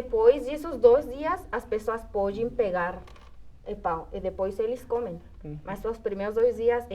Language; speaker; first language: Portuguese; non-native, fluent; Spanish